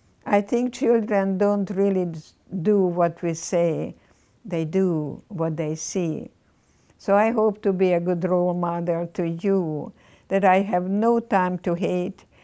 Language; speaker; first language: English; non-native, fluent; Hungarian